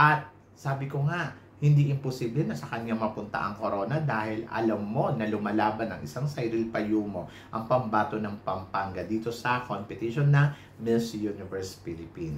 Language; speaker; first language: Filipino; native; Filipino